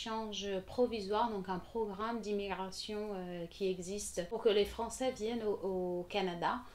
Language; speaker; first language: French; non-native, fluent; Portuguese